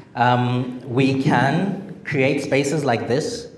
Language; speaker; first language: English; non-native, local second language; Shona